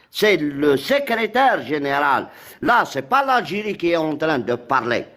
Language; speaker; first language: French; non-native, local second language; Arabic